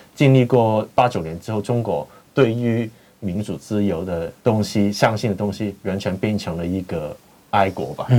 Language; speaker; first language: Chinese; non-native, fluent; Cantonese